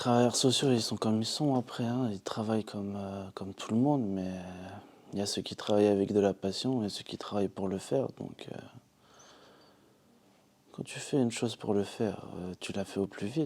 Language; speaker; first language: French; native; French